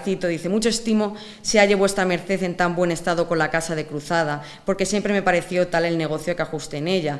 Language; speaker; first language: Spanish; native; Spanish